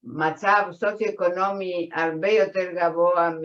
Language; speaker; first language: Hebrew; non-native, fluent; Spanish